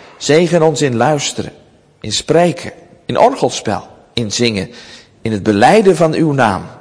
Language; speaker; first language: Dutch; native; Dutch